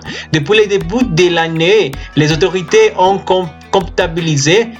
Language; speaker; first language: French; non-native, learner; Spanish